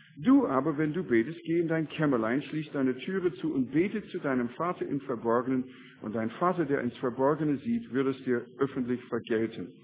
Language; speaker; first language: German; non-native, fluent; English